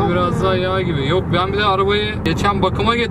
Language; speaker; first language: Turkish; native; Turkish